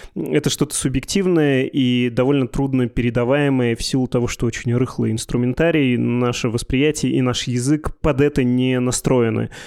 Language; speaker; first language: Russian; native; Russian